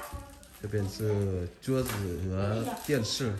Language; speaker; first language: Chinese; non-native, fluent; Vietnamese